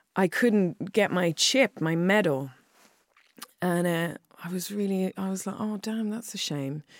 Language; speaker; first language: English; native; English